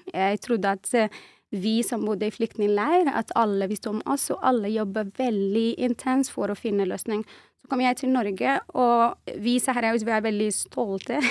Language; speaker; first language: Norwegian; non-native, fluent; Arabic